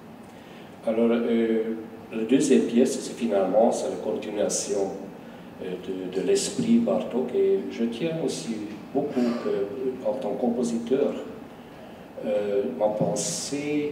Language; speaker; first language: French; non-native, fluent; Hungarian